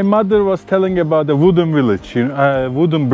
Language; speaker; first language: English; non-native, learner; Turkish